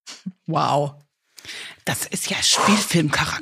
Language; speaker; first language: German; native; German